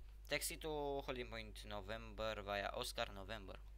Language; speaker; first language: English; non-native, fluent; Romanian